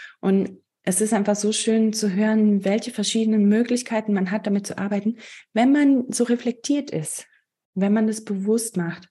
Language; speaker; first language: German; native; German